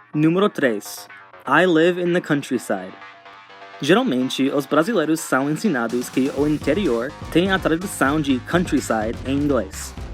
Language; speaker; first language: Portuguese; non-native, fluent; English